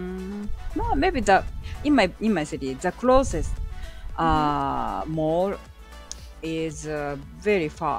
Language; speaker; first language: English; non-native, learner; Japanese